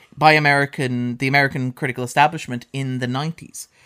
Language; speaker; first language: English; native; English